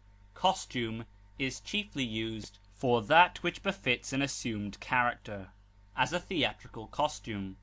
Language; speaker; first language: English; native; English